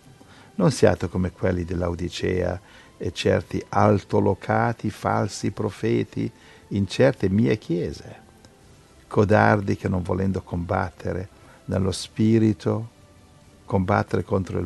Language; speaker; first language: Italian; native; Italian